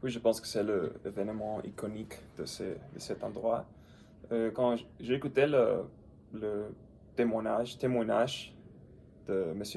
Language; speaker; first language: French; non-native, learner; English